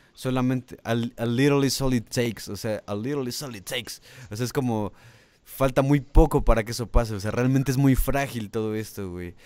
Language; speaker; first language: Spanish; native; Spanish